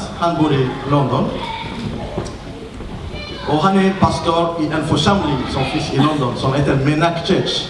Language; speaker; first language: Swedish; non-native, learner; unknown